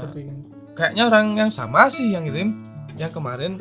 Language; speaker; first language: Indonesian; native; Indonesian